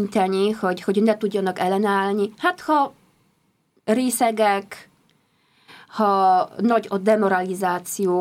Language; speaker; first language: Hungarian; non-native, fluent; Polish